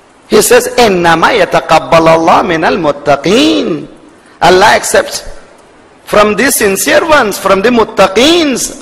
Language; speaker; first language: English; non-native, local second language; Urdu